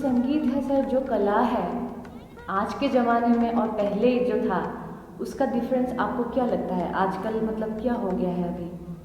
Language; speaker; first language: Hindi; non-native, local second language; Assamese